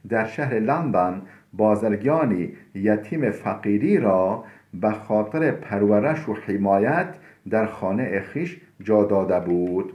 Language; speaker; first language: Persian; non-native, fluent; Turkish